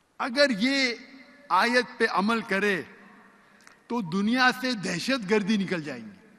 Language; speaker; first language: Urdu; non-native, local second language; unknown